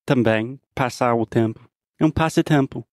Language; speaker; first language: Portuguese; non-native, fluent; English